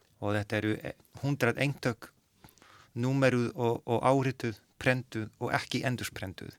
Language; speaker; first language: Icelandic; non-native, fluent; Polish